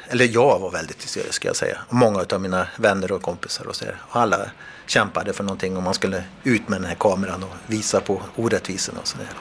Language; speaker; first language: Swedish; native; Swedish